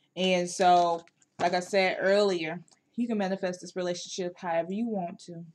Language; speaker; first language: English; native; English